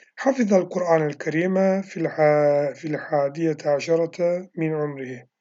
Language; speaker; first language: Arabic; non-native, fluent; Turkish